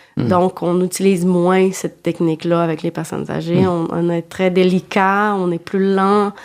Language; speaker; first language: French; non-native, fluent; Portuguese